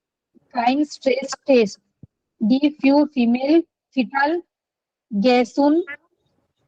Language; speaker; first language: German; non-native, learner; Gujarati